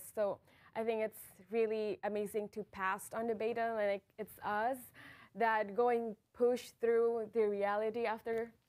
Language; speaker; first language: English; non-native, fluent; Indonesian